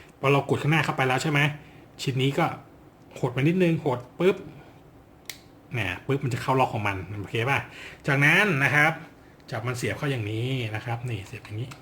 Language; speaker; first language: Thai; native; Thai